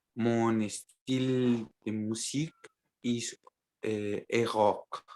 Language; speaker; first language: French; non-native, learner; Spanish